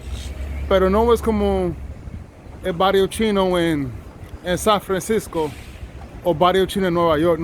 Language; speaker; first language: Spanish; non-native, learner; English